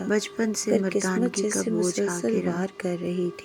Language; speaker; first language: Urdu; native; Urdu